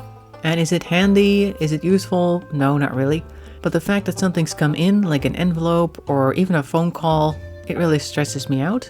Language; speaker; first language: English; non-native, fluent; Dutch